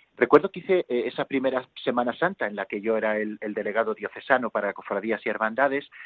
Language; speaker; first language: Spanish; native; Spanish